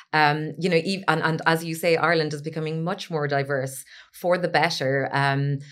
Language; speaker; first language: English; native; English